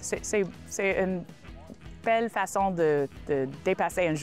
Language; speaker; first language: French; non-native, learner; English